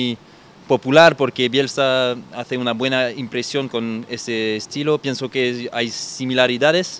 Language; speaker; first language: Spanish; non-native, learner; French